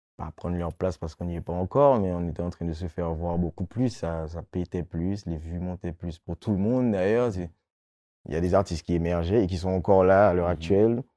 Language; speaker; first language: French; non-native, local second language; Guadeloupean Creole French